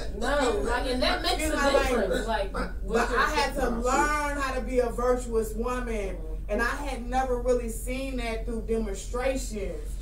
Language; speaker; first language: English; native; English